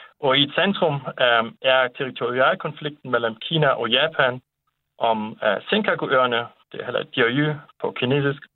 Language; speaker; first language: Danish; non-native, fluent; Japanese